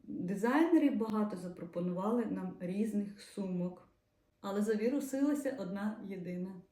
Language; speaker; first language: Ukrainian; non-native, local second language; Russian